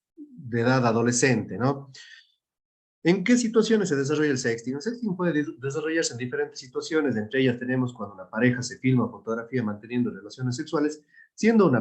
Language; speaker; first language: Spanish; native; Spanish